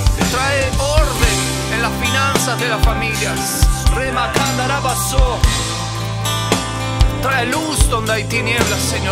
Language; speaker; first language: Spanish; native; Spanish